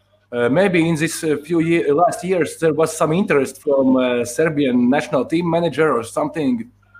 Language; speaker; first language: English; non-native, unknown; Latvian